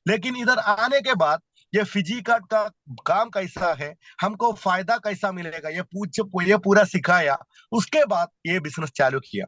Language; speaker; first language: Hindi; non-native, local second language; Malayalam